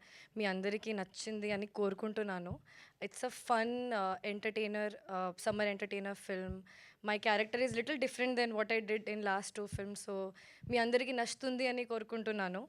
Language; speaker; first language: Telugu; non-native, fluent; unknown